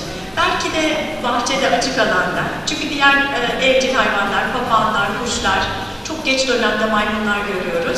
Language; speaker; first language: Turkish; native; Turkish